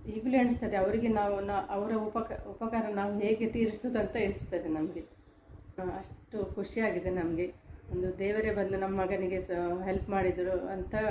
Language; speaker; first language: Kannada; non-native, local second language; Tulu